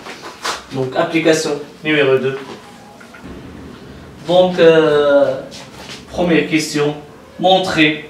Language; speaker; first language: French; non-native, local second language; Arabic